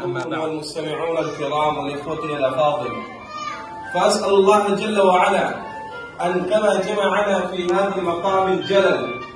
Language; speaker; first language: Arabic; non-native, learner; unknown